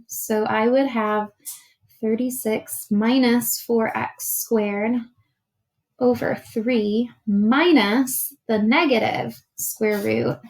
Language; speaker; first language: English; native; English